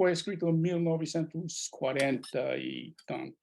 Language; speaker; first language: Portuguese; non-native, fluent; English